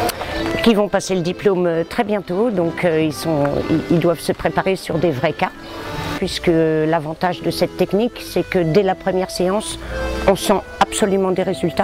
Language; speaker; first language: French; native; French